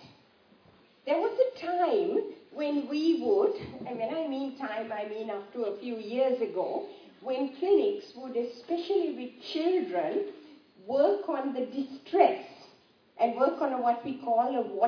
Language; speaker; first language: English; non-native, local second language; Sinhala